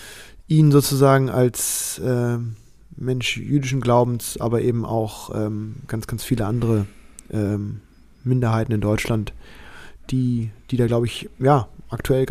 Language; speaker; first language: German; native; German